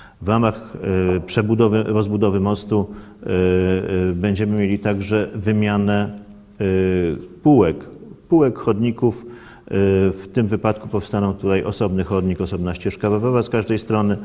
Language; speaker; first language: Polish; native; Polish